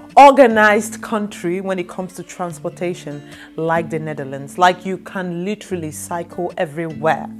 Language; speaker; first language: English; non-native, local second language; Igbo